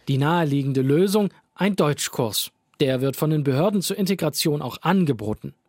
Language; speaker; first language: German; native; German